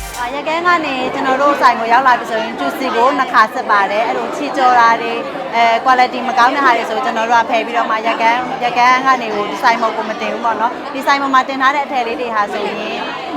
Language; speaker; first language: Burmese; native; Burmese